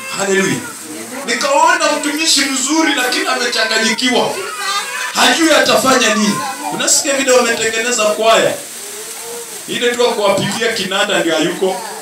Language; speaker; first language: Swahili; non-native, local second language; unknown